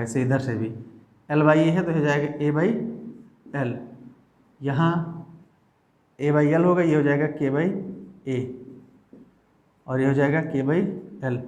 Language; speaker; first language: Hindi; native; Hindi